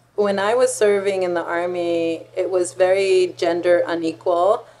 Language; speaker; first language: English; non-native, fluent; Hebrew